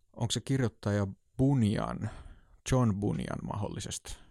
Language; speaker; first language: Finnish; native; Finnish